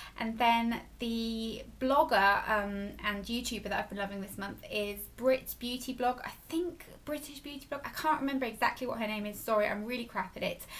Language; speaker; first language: English; native; English